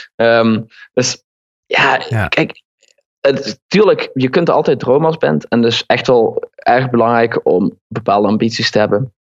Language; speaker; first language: Dutch; native; Dutch